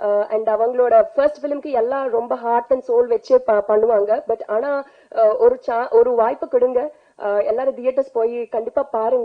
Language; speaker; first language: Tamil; non-native, learner; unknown